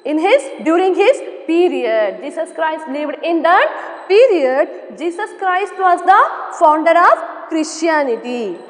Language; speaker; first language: English; non-native, local second language; Kannada